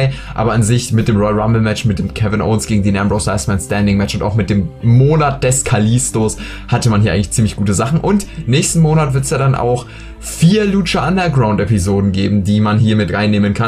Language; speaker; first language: German; native; German